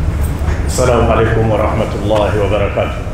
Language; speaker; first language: Arabic; non-native, fluent; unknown